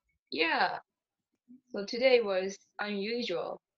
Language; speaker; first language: English; non-native, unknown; Japanese